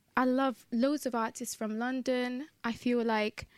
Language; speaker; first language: English; non-native, fluent; Italian